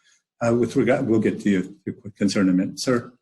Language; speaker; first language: English; native; English